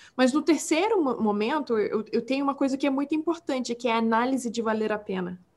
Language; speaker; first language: Portuguese; non-native, local second language; English